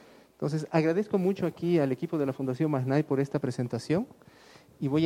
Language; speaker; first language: Spanish; native; Spanish